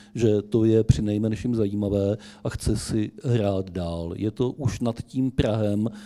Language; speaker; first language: Czech; native; Czech